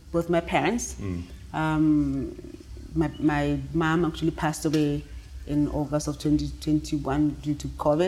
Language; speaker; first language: English; non-native, local second language; Tswana